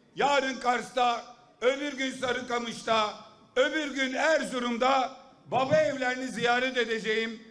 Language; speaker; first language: Turkish; native; Turkish